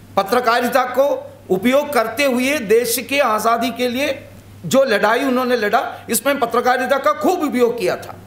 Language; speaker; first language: Hindi; non-native, local second language; Malayalam